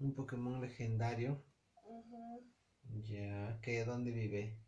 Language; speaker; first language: Spanish; native; Spanish